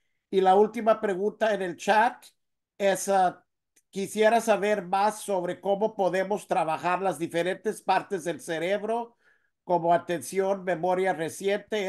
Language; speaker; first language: Spanish; early bilingual, heritage; Spanish